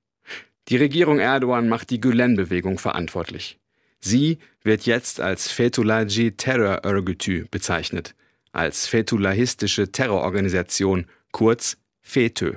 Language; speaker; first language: German; native; German